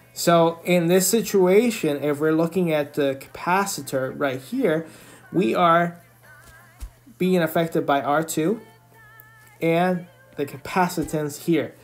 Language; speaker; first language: English; native; English